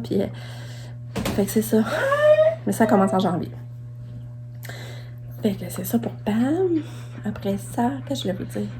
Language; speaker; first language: French; native; French